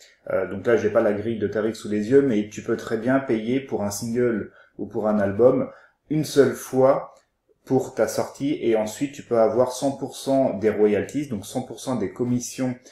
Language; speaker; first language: French; native; French